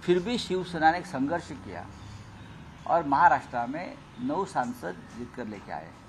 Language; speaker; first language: Hindi; non-native, local second language; Marathi